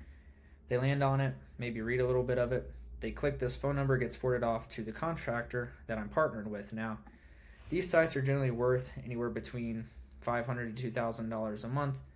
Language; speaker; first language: English; native; English